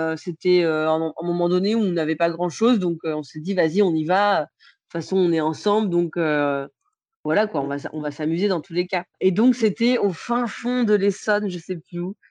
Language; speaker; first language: French; native; French